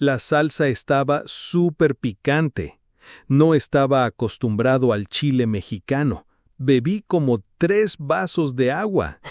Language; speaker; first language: Spanish; non-native, fluent; English